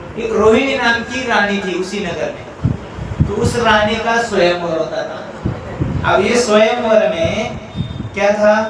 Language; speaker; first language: Hindi; non-native, local second language; Marathi